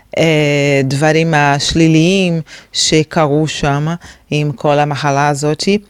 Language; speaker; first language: Hebrew; non-native, fluent; Portuguese